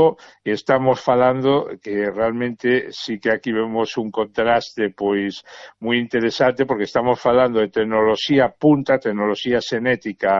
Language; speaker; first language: Galician; native; Galician